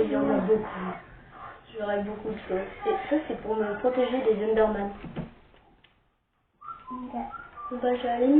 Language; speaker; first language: French; native; French